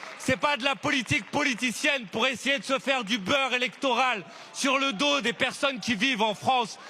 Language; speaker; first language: French; native; French